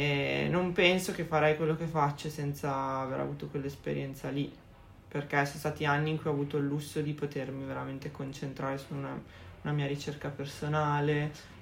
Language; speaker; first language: Italian; native; Italian